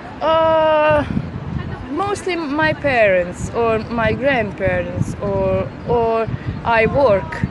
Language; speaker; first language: English; non-native, learner; Bosnian